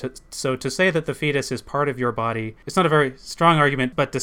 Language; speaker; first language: English; native; English